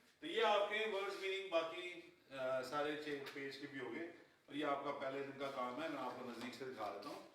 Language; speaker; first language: Urdu; non-native, local second language; Punjabi